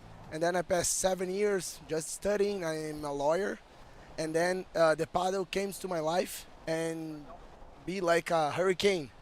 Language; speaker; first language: English; non-native, fluent; Portuguese